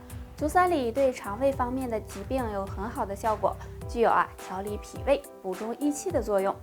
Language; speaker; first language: Chinese; native; Chinese